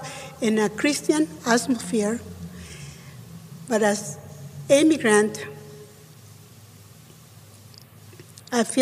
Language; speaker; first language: English; non-native, learner; Spanish